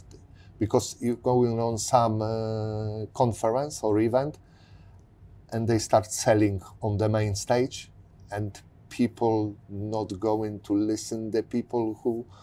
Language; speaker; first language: English; non-native, learner; Polish